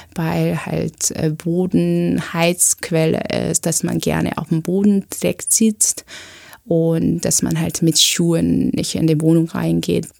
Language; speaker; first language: German; non-native, fluent; Korean